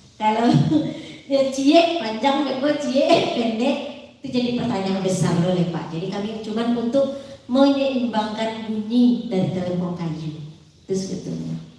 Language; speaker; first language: Indonesian; non-native, local second language; Minangkabau